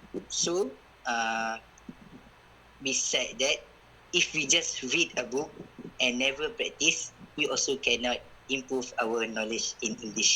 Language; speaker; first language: English; non-native, local second language; Malay